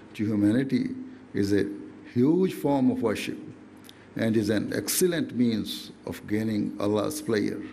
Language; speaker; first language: English; non-native, local second language; Urdu